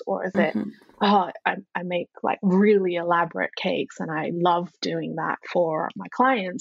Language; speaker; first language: English; non-native, local second language; Cantonese